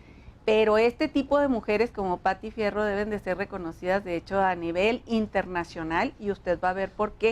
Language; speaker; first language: Spanish; native; Spanish